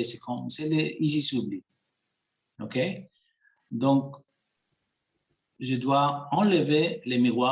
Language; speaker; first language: French; non-native, fluent; Spanish